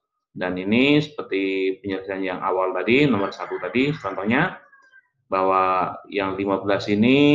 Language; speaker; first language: Indonesian; native; Indonesian